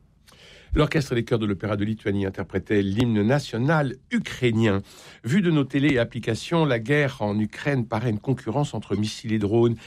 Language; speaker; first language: French; native; French